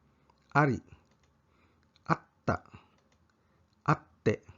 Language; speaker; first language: Japanese; non-native, fluent; English